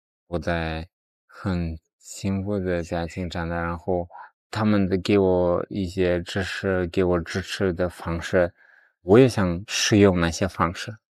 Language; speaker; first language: Chinese; non-native, fluent; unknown